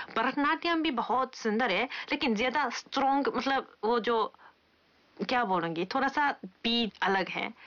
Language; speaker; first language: Hindi; non-native, fluent; Japanese